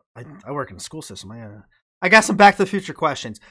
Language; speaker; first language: English; native; English